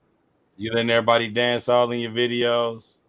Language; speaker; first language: English; native; English